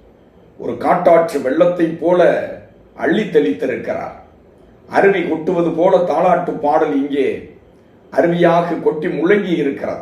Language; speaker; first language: Tamil; native; Tamil